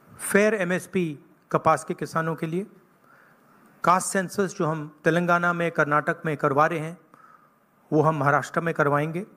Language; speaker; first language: Hindi; native; Hindi